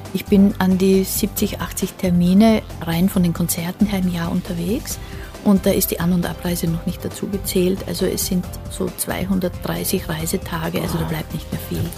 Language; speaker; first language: German; native; German